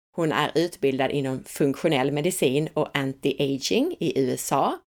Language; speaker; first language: Swedish; native; Swedish